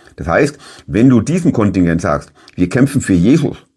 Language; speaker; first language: German; native; German